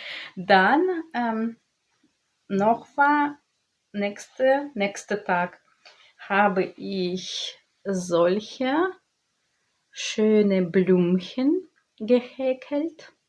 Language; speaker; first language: German; non-native, learner; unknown